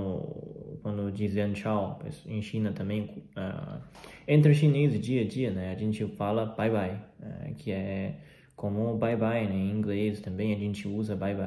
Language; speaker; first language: Portuguese; non-native, fluent; Chinese